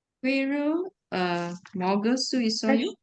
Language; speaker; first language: Korean; non-native, learner; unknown